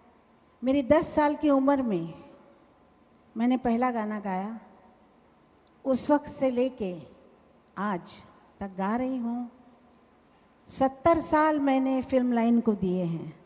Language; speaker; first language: Hindi; non-native, local second language; Marathi